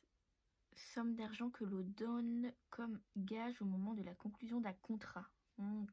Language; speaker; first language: French; native; French